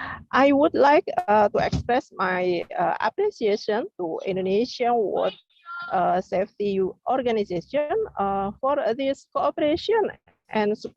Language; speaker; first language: English; non-native, learner; Indonesian